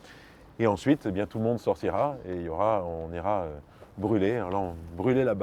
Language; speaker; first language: French; native; French